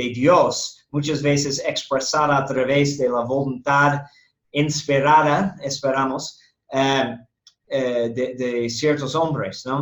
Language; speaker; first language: Spanish; non-native, fluent; English